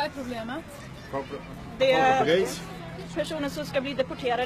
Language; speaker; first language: Swedish; native; Swedish